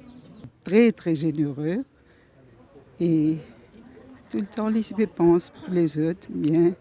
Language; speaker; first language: French; non-native, learner; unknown